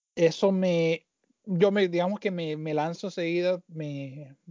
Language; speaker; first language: Spanish; native; Spanish